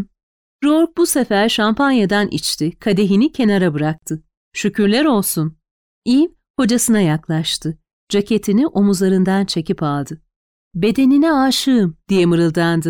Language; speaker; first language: Turkish; native; Turkish